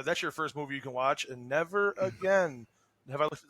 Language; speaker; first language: English; native; English